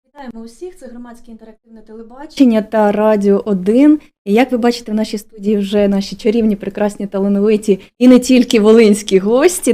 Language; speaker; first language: Ukrainian; native; Ukrainian